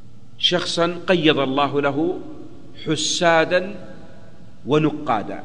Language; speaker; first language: Arabic; native; Arabic